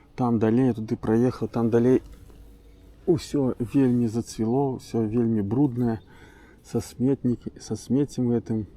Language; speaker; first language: Belarusian; non-native, local second language; Russian